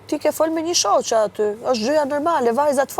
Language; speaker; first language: Albanian; native; Albanian